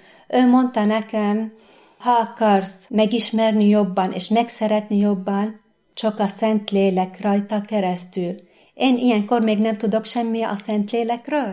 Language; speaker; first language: Hungarian; non-native, fluent; Arabic